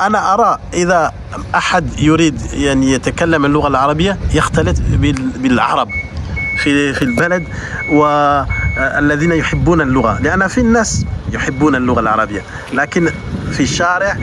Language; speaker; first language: Arabic; non-native, fluent; French